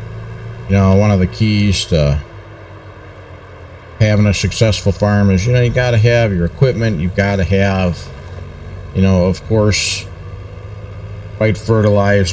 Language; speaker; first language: English; native; English